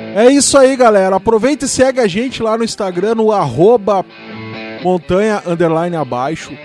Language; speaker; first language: Portuguese; native; Portuguese